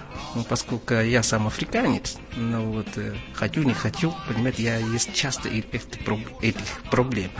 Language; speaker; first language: Russian; non-native, fluent; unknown